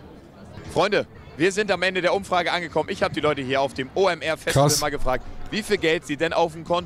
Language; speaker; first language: German; native; German